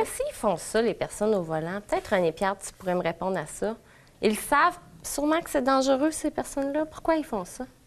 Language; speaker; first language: French; native; French